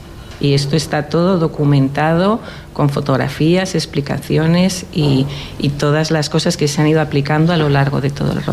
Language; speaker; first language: Spanish; native; Spanish